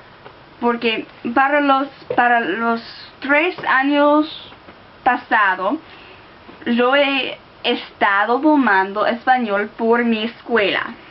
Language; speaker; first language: Spanish; non-native, learner; English